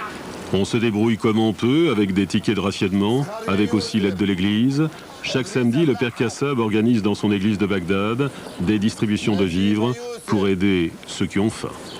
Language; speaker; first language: French; native; French